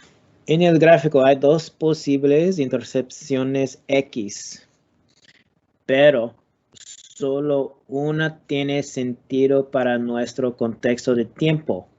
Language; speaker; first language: Spanish; non-native, learner; English